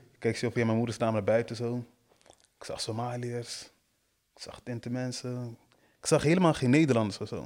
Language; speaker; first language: Dutch; early bilingual, other home language; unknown